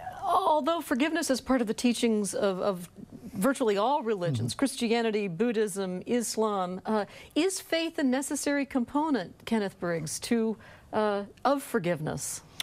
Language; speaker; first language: English; native; English